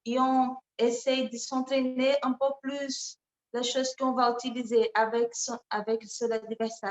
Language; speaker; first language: French; non-native, learner; Portuguese